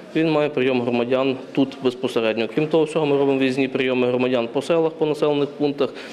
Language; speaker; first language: Ukrainian; native; Ukrainian